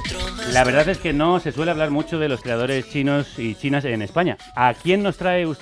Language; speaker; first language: Spanish; native; Spanish